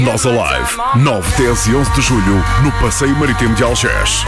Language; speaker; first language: Portuguese; native; Portuguese